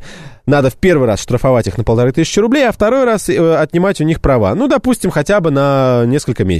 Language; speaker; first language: Russian; native; Russian